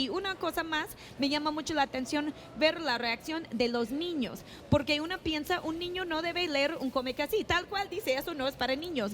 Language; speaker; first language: Spanish; non-native, fluent; English